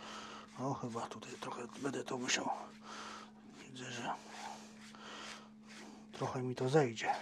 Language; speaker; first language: Polish; native; Polish